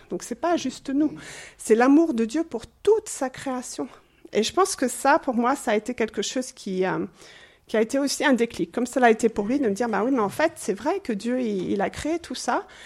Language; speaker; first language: French; non-native, fluent; English